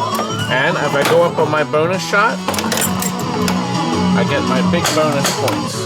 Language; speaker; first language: English; native; English